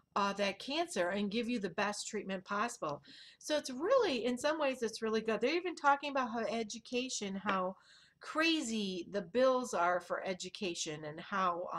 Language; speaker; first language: English; native; English